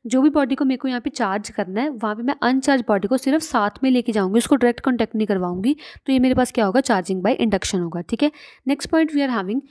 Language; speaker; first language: Hindi; native; Hindi